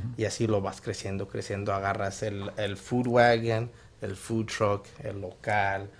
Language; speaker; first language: Spanish; early bilingual, heritage; Spanish